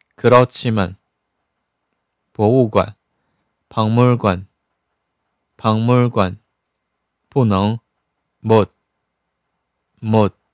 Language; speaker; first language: Korean; non-native, fluent; Chinese